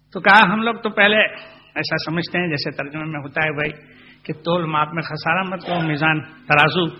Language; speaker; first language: Urdu; non-native, local second language; Gujarati